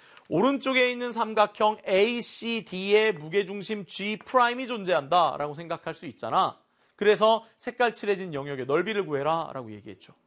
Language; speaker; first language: Korean; native; Korean